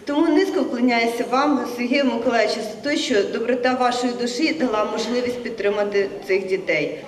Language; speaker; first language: Ukrainian; native; Ukrainian